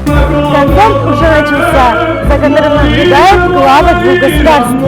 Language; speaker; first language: Russian; native; Russian